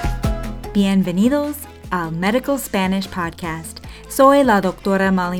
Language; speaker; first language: Spanish; non-native, fluent; English